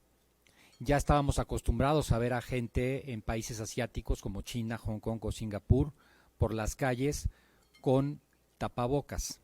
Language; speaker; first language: Spanish; native; Spanish